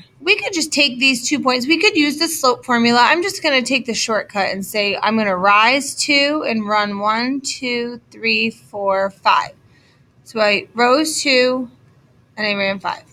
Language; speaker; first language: English; native; English